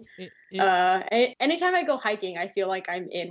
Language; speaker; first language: English; native; English